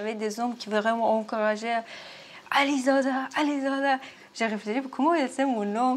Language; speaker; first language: French; non-native, learner; Persian